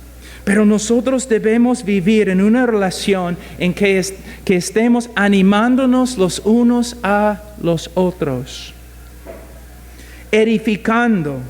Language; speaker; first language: Spanish; non-native, fluent; English